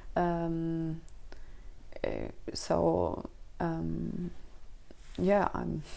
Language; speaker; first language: English; non-native, fluent; Spanish